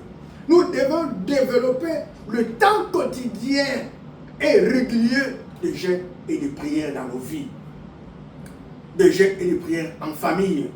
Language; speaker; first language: French; non-native, local second language; Lingala